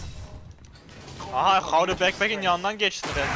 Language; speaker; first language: Dutch; early bilingual, other home language; Turkish